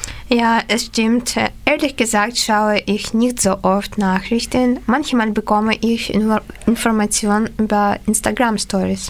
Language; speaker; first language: German; non-native, learner; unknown